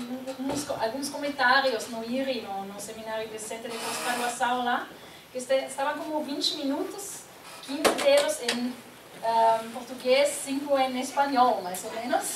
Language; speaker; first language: Portuguese; non-native, fluent; German